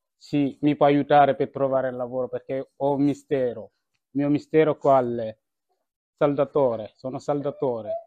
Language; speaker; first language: Italian; non-native, learner; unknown